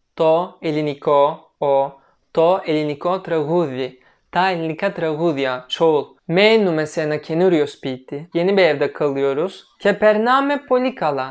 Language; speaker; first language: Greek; non-native, learner; Turkish